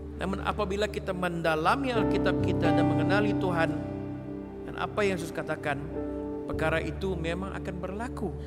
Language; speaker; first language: Malay; non-native, local second language; Iban